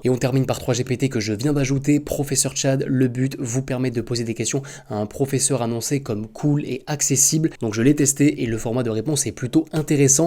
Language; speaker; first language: French; native; French